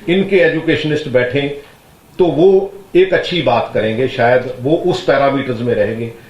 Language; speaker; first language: Hindi; non-native, local second language; Punjabi